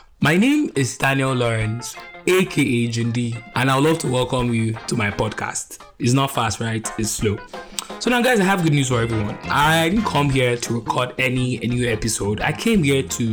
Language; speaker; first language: English; non-native, local second language; Yoruba